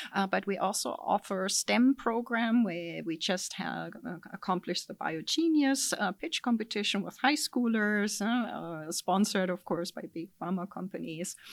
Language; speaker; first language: English; non-native, fluent; German